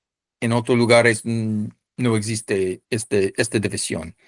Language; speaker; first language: Spanish; non-native, fluent; English